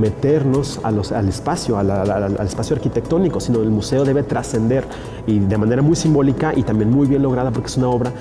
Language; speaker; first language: Spanish; native; Spanish